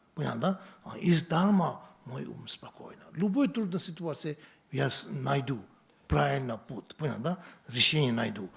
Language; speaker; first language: Russian; non-native, learner; Tibetan